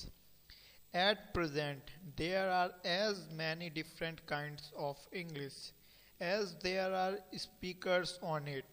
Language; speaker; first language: English; non-native, local second language; Hindi